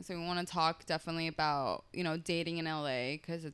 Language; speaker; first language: English; early bilingual, other home language; Spanish